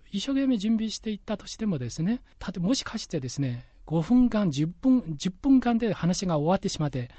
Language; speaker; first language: Japanese; non-native, fluent; Chinese